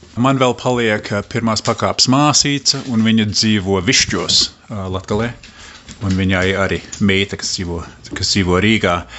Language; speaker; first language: Latvian; early bilingual, heritage; Latvian